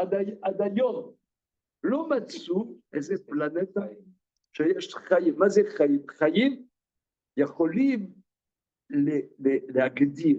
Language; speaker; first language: Hebrew; non-native, fluent; French